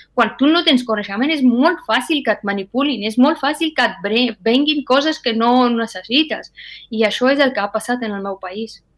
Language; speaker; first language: Catalan; non-native, fluent; Persian